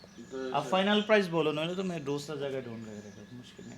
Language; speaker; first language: Hindi; non-native, learner; Bangla